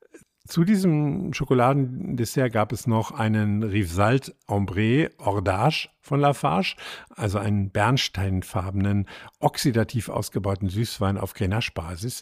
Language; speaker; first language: German; native; German